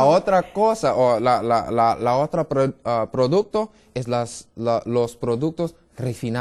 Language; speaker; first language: Spanish; non-native, learner; English